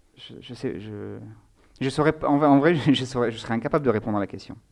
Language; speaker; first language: French; native; French